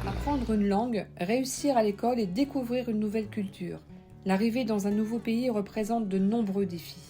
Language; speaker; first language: French; native; French